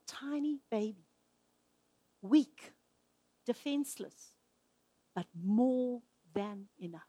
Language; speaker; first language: English; native; English